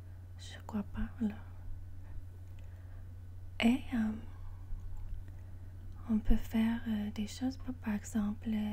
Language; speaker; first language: French; non-native, learner; English